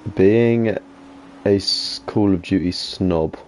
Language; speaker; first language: English; native; English